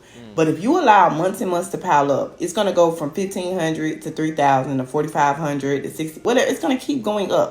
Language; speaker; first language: English; native; English